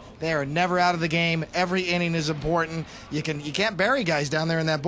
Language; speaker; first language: English; native; English